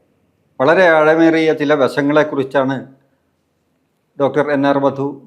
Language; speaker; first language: Malayalam; native; Malayalam